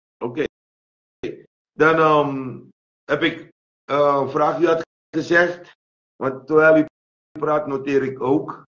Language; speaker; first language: Dutch; native; Dutch